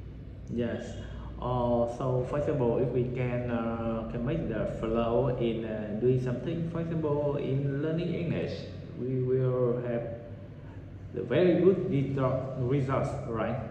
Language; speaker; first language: English; non-native, learner; Vietnamese